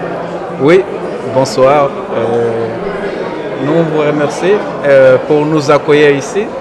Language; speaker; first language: French; non-native, fluent; Portuguese